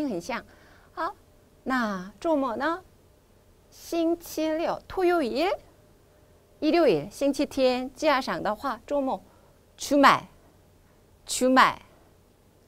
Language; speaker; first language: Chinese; non-native, fluent; Korean